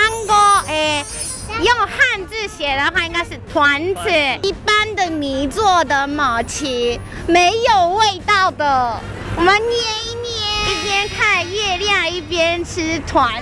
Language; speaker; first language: Chinese; non-native, fluent; Japanese